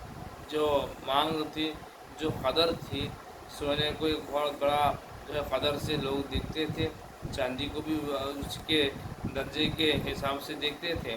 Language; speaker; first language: Urdu; native; Urdu